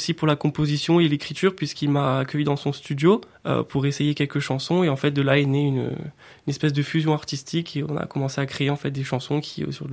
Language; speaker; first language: French; native; French